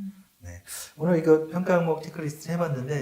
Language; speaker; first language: Korean; native; Korean